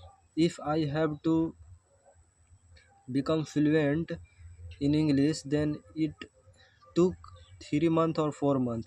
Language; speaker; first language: English; non-native, learner; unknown